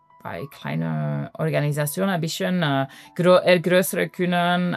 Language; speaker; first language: German; non-native, fluent; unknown